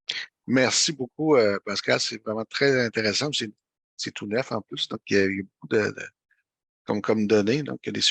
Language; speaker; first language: French; native; French